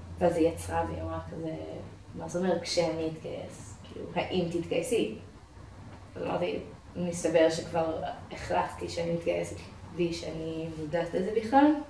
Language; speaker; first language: Hebrew; non-native, fluent; English